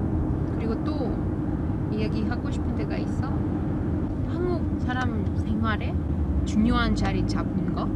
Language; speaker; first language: Korean; non-native, learner; Russian